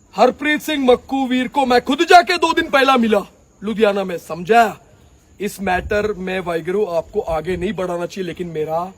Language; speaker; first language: Hindi; non-native, local second language; Punjabi